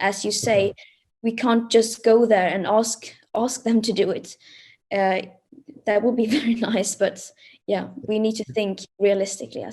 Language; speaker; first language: English; non-native, fluent; Swedish